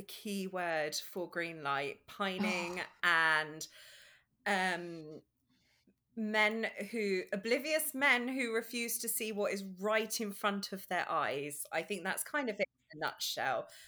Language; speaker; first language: English; native; English